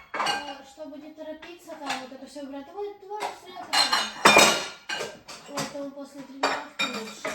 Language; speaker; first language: Russian; early bilingual, other home language; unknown